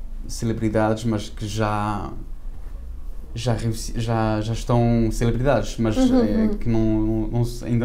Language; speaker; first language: Portuguese; early bilingual, heritage; French